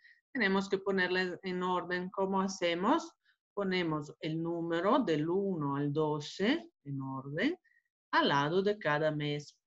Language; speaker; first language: Spanish; non-native, fluent; Italian